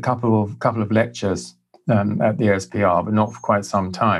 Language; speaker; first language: English; native; English